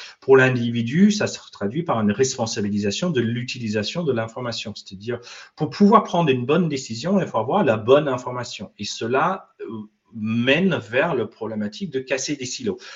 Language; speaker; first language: French; non-native, fluent; English